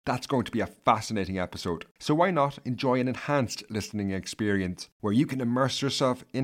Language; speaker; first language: English; native; English